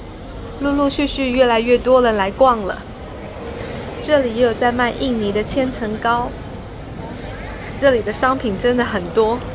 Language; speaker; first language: Chinese; native; Chinese